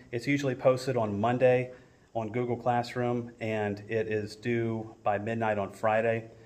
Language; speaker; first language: English; native; English